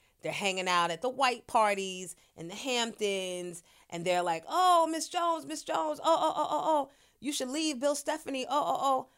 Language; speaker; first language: English; native; English